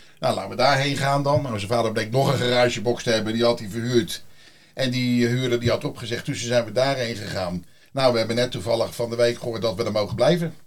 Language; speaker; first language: Dutch; native; Dutch